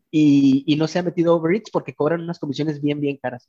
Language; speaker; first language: Spanish; native; Spanish